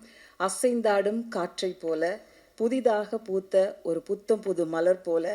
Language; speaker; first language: Tamil; native; Tamil